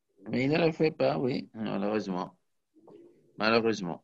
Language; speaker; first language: French; native; French